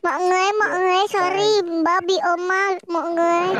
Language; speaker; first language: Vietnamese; non-native, learner; Indonesian